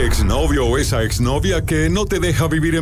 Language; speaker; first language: Spanish; native; Spanish